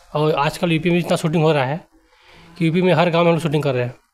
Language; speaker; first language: Hindi; native; Hindi